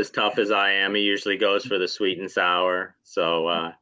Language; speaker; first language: English; native; English